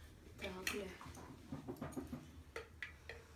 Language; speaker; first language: Portuguese; native; Portuguese